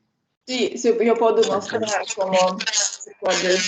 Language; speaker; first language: Spanish; non-native, learner; Lithuanian